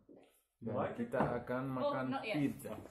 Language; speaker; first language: Indonesian; non-native, learner; Dutch